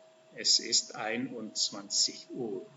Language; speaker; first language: German; non-native, learner; Indonesian